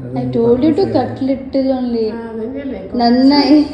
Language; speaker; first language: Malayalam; non-native, learner; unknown